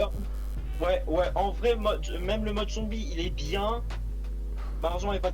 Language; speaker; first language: French; native; French